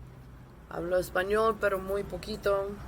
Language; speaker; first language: Spanish; non-native, learner; English